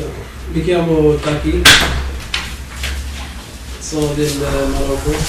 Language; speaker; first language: Italian; non-native, learner; Arabic